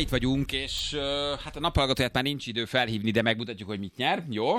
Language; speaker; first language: Hungarian; native; Hungarian